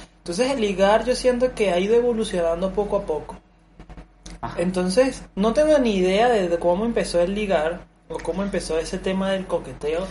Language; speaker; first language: Spanish; native; Spanish